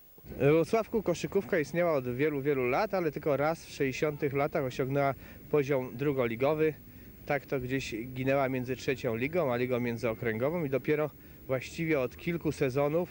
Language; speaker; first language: Polish; native; Polish